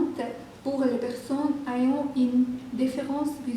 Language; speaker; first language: French; non-native, learner; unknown